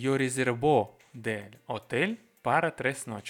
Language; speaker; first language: Spanish; non-native, learner; Russian